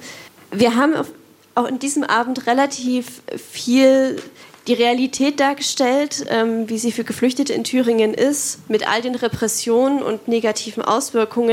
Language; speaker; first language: German; native; German